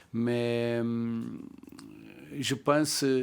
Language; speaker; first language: French; non-native, learner; Portuguese